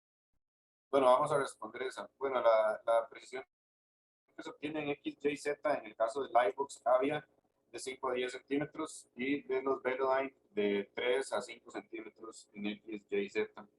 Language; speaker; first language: Spanish; native; Spanish